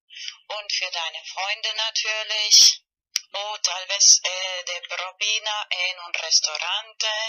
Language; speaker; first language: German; non-native, fluent; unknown